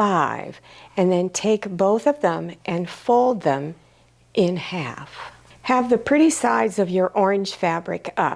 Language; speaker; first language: English; native; English